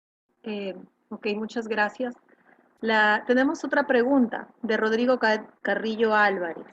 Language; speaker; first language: Spanish; native; Spanish